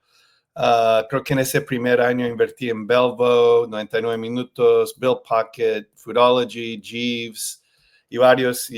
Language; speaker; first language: Spanish; early bilingual, heritage; Spanish